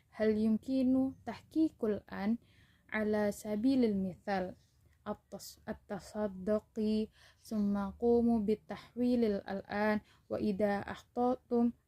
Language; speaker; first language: Arabic; non-native, learner; Indonesian